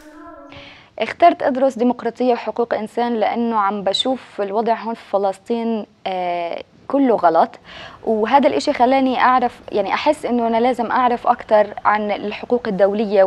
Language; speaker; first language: Arabic; native; Arabic